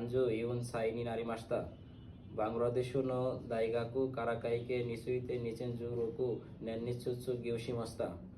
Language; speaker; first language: Japanese; non-native, learner; Bangla